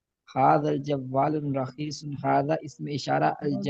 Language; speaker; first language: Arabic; non-native, learner; Urdu